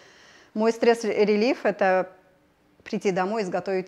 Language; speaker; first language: Russian; native; Russian